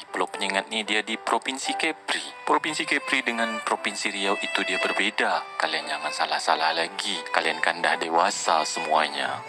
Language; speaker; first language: Malay; native; Malay